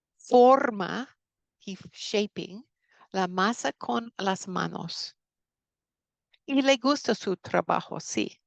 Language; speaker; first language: Spanish; non-native, fluent; English